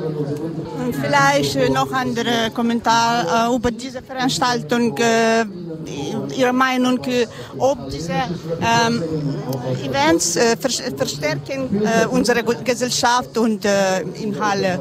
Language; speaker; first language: German; non-native, learner; Ukrainian